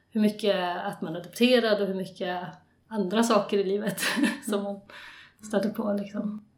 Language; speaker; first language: Swedish; native; Swedish